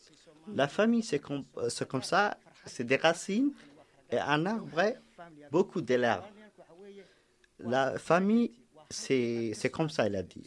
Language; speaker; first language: French; non-native, learner; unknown